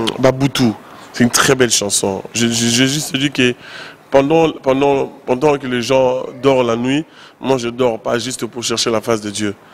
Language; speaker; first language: French; non-native, local second language; Lingala